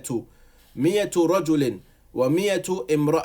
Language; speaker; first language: Arabic; non-native, fluent; English